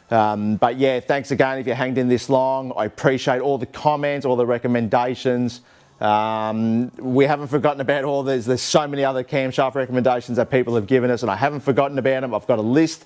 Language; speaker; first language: English; native; English